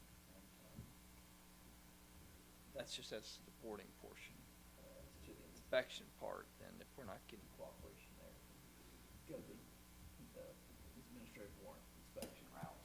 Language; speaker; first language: English; native; English